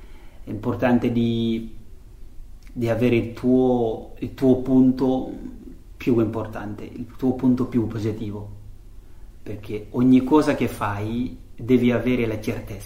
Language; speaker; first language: Italian; non-native, learner; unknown